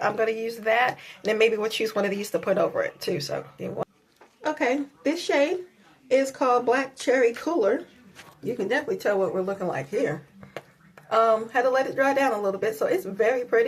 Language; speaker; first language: English; native; English